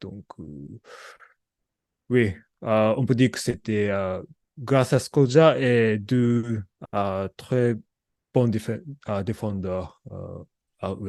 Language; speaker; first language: French; non-native, learner; Japanese